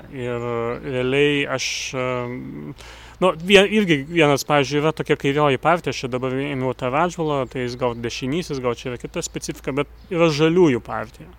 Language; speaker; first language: Lithuanian; native; Lithuanian